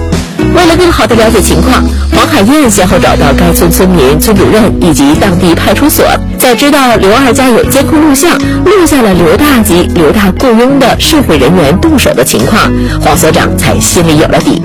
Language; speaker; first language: Chinese; native; Chinese